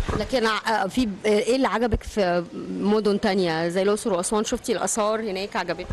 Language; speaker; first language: Arabic; native; Arabic